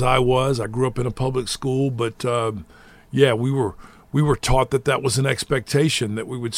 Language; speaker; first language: English; native; English